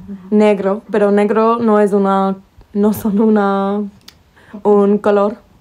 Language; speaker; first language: Spanish; non-native, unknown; English